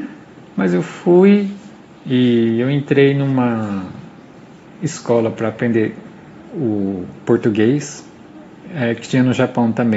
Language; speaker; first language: Portuguese; early bilingual, heritage; Portuguese